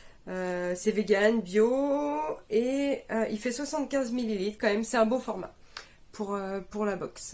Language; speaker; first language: French; native; French